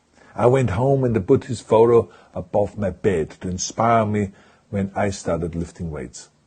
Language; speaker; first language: English; non-native, fluent; German